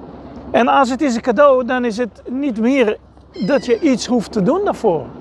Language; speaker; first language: Dutch; non-native, fluent; Hebrew